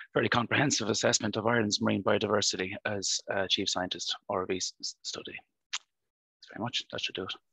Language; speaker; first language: English; native; English